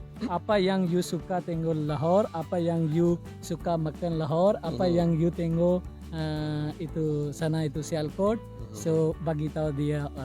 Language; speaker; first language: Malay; non-native, learner; Urdu